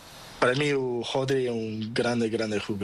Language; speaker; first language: Spanish; non-native, learner; Portuguese